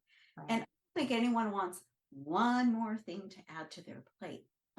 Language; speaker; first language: English; native; English